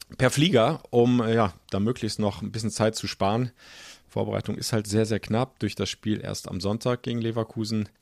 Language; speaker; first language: German; native; German